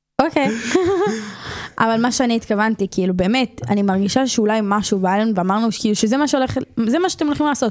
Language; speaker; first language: Hebrew; native; Hebrew